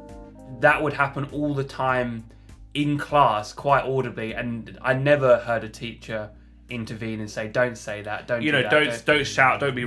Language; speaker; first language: English; native; English